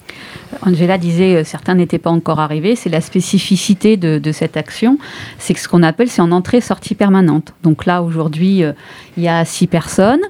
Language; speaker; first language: French; native; French